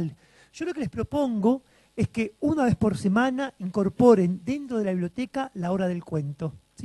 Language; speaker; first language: Spanish; native; Spanish